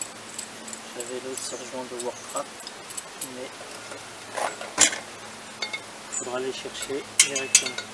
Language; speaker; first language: French; native; French